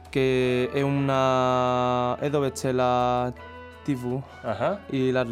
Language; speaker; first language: Italian; non-native, learner; Chinese